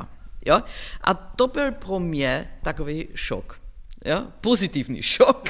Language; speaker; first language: Czech; non-native, learner; German